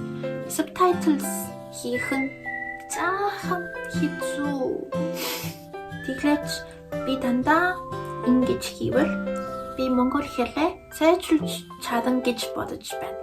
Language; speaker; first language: Mongolian; non-native, learner; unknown